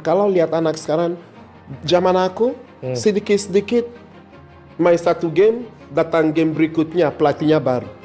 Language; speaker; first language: Indonesian; non-native, fluent; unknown